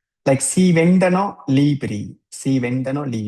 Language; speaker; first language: Italian; non-native, fluent; Tamil